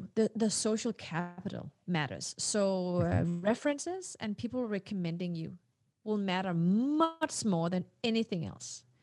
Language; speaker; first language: English; non-native, fluent; Danish